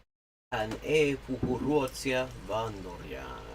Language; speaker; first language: Finnish; non-native, learner; English